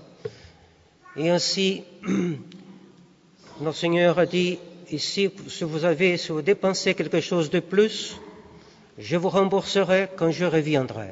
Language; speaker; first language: French; non-native, fluent; Portuguese